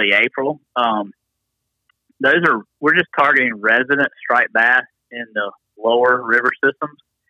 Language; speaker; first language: English; native; English